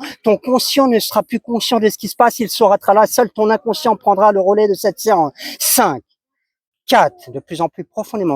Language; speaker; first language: French; native; French